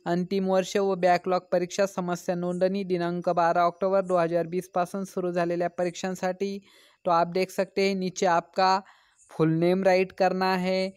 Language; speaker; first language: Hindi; non-native, local second language; Marathi